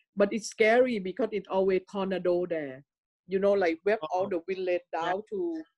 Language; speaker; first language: English; non-native, learner; Thai